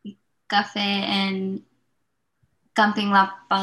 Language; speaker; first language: Spanish; non-native, learner; English